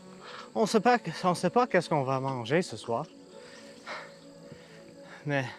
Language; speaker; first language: French; non-native, learner; English